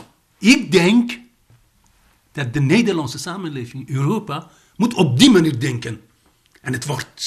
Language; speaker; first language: Dutch; non-native, fluent; Persian